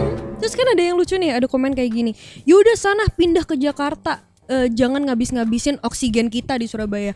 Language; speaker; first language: Indonesian; native; Indonesian